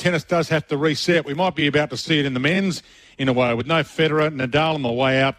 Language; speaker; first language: English; native; English